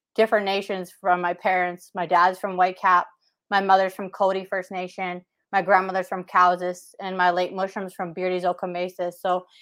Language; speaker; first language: English; native; English